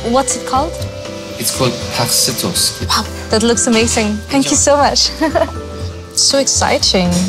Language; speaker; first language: English; native; English